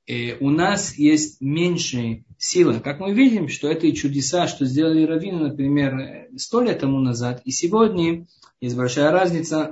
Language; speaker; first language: Russian; early bilingual, heritage; Hebrew